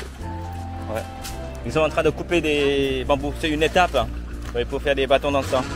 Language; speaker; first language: French; non-native, fluent; Vietnamese